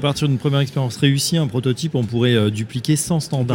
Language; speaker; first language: French; native; French